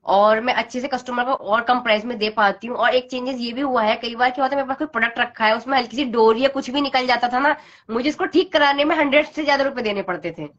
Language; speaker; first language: Hindi; native; Hindi